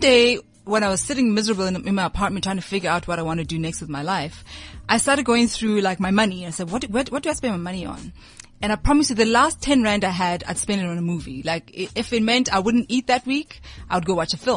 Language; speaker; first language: English; non-native, local second language; Southern Sotho